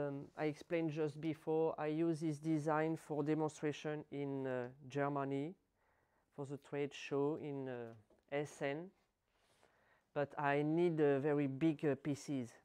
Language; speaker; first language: English; non-native, learner; French